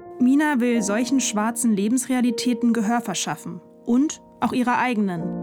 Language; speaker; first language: German; native; German